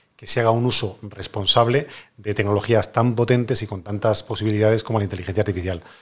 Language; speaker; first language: Spanish; native; Spanish